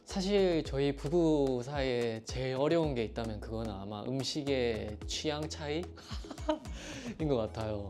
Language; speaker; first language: Korean; native; Korean